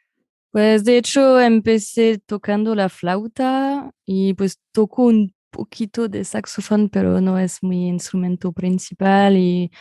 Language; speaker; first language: Spanish; non-native, fluent; French